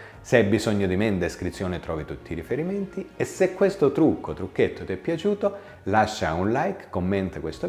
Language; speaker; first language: Italian; native; Italian